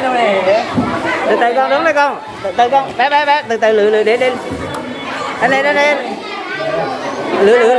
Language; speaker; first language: Vietnamese; native; Vietnamese